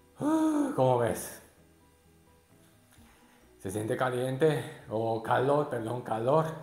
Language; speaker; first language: Spanish; non-native, learner; Japanese